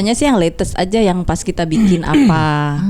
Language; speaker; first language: Indonesian; native; Indonesian